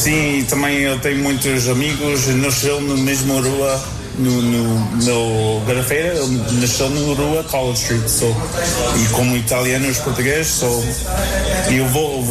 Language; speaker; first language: Portuguese; early bilingual, heritage; English